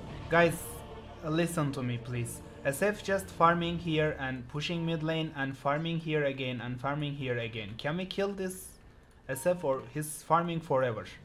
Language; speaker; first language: English; non-native, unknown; Turkish